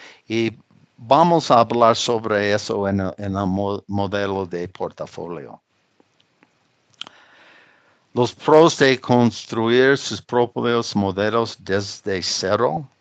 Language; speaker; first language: Spanish; non-native, fluent; English